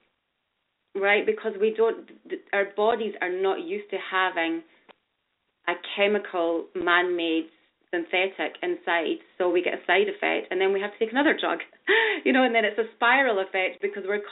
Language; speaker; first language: English; native; English